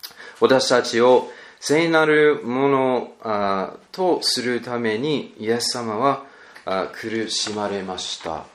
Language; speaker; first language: Japanese; non-native, learner; English